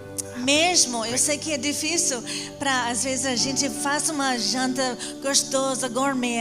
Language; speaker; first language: Portuguese; non-native, fluent; English